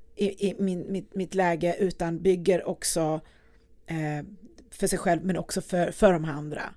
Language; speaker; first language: Swedish; early bilingual, other home language; Persian